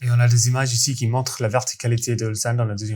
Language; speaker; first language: French; non-native, fluent; English